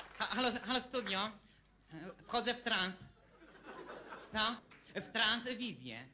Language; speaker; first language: Polish; native; Polish